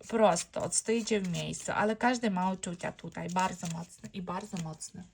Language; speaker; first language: Polish; non-native, fluent; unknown